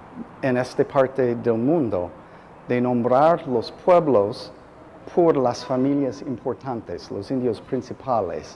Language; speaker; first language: Spanish; non-native, fluent; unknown